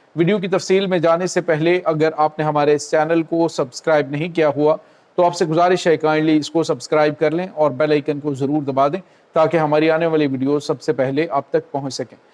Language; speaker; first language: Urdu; native; Urdu